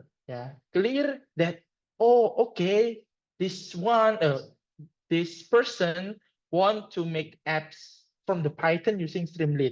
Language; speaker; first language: English; non-native, learner; Indonesian